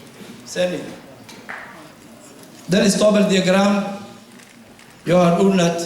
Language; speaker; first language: Swedish; non-native, fluent; Somali